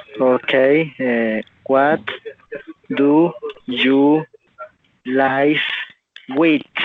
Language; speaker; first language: English; non-native, learner; Spanish